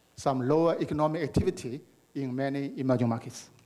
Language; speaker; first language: English; non-native, fluent; Chinese